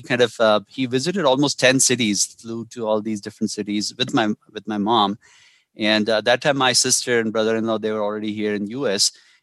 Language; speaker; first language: English; non-native, local second language; Hindi